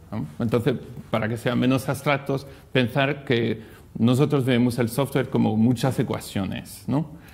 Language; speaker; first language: Spanish; non-native, fluent; French